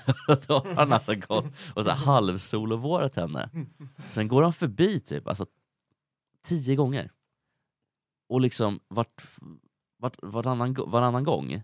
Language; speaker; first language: Swedish; native; Swedish